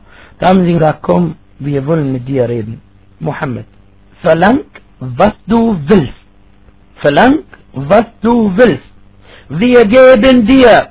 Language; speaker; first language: German; non-native, fluent; Arabic